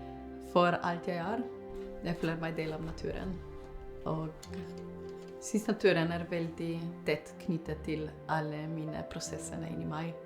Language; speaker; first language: Norwegian; non-native, fluent; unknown